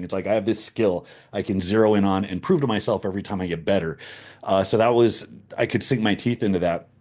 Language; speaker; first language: English; native; English